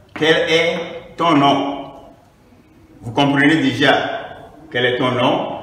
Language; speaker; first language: French; non-native, fluent; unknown